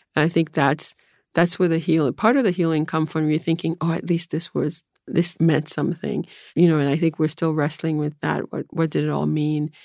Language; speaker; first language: English; early bilingual, other home language; Haitian Creole